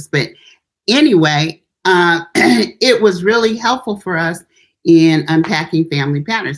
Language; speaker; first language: English; native; English